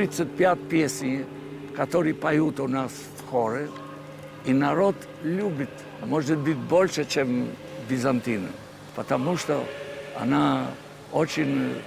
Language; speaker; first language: Russian; non-native, fluent; Albanian